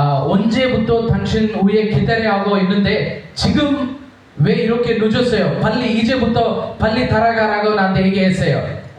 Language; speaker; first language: Korean; non-native, learner; Telugu